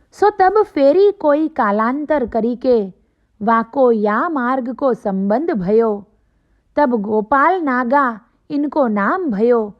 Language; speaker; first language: Hindi; non-native, local second language; Gujarati